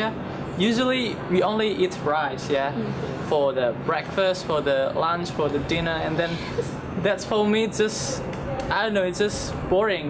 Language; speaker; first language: English; non-native, learner; Indonesian